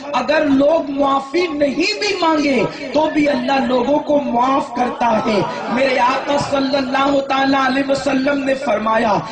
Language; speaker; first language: Urdu; native; Urdu